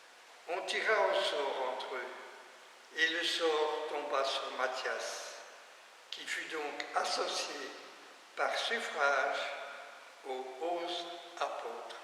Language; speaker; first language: French; native; French